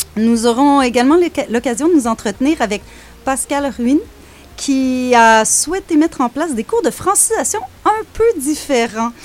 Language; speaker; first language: French; native; French